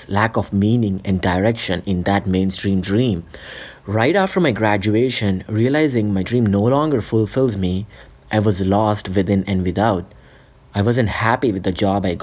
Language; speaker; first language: English; non-native, local second language; Telugu